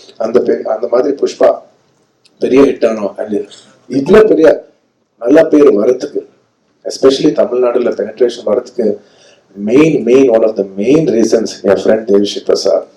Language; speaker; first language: Tamil; non-native, local second language; Telugu